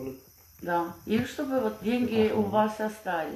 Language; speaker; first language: Russian; non-native, fluent; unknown